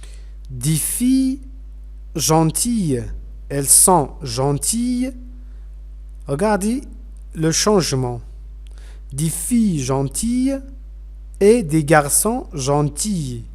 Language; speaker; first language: French; non-native, fluent; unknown